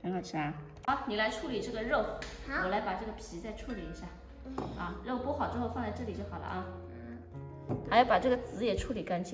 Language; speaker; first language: Chinese; native; Chinese